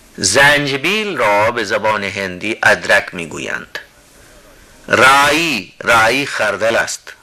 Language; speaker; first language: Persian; non-native, fluent; Hindi